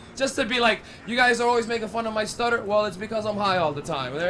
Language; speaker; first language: English; native; English